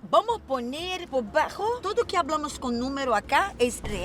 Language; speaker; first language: Spanish; non-native, learner; Portuguese